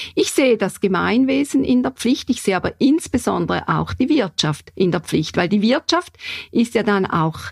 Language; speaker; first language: German; native; German